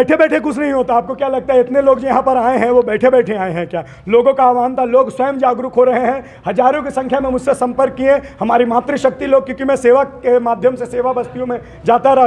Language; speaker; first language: Hindi; native; Hindi